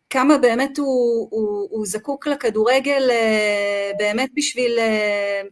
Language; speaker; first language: Hebrew; native; Hebrew